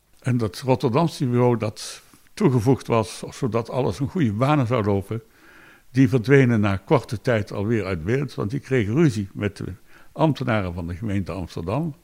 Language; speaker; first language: Dutch; native; Dutch